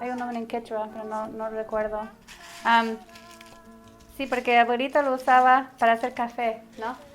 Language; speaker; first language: Spanish; early bilingual, heritage; Spanish